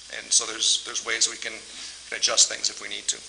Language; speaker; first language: English; native; English